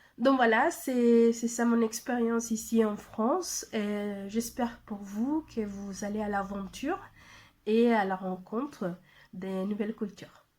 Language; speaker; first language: French; non-native, fluent; Spanish